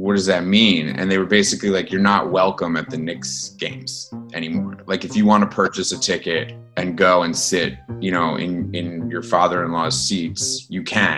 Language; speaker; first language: English; native; English